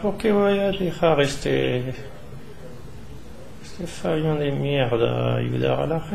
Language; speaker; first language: Spanish; non-native, learner; French